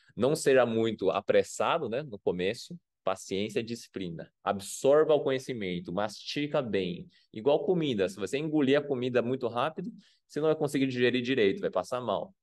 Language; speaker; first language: Portuguese; non-native, fluent; Chinese